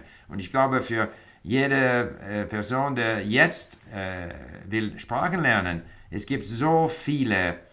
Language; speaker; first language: German; non-native, fluent; English